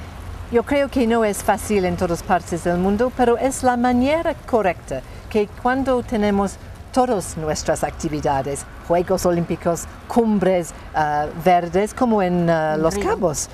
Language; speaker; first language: Spanish; non-native, fluent; English